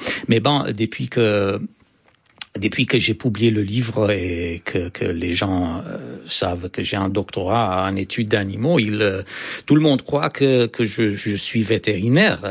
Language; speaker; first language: French; non-native, fluent; Romanian